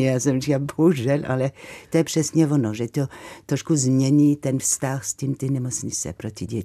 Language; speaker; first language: Czech; non-native, fluent; French